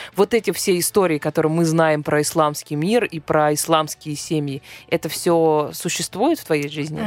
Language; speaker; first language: Russian; native; Russian